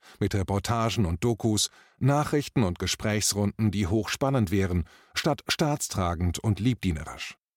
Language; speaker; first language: German; native; German